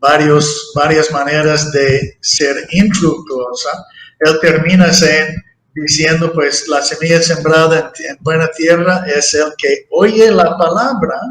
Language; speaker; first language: Spanish; non-native, fluent; English